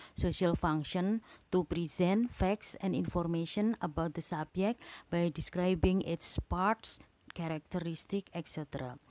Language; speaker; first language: English; non-native, fluent; Indonesian